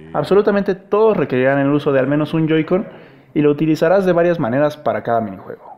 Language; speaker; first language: Spanish; native; Spanish